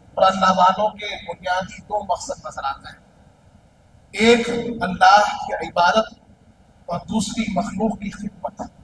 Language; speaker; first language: Urdu; native; Urdu